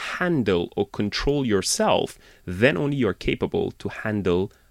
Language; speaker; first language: English; non-native, fluent; Persian